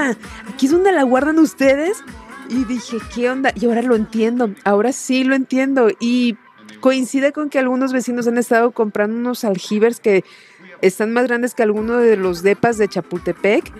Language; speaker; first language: Spanish; native; Spanish